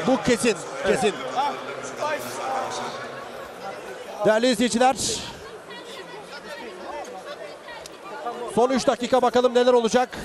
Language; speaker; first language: Turkish; native; Turkish